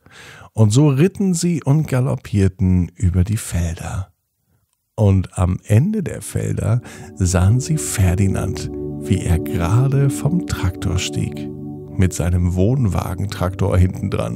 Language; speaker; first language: German; native; German